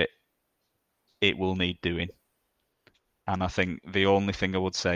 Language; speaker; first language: English; native; English